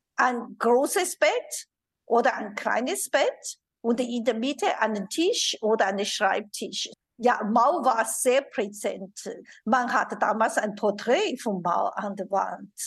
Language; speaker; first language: German; non-native, fluent; Chinese